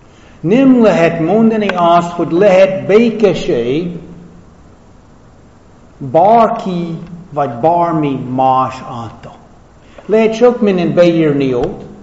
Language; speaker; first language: Hungarian; non-native, fluent; English